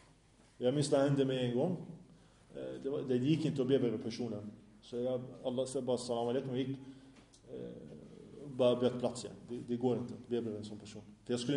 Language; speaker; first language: Swedish; early bilingual, other home language; Arabic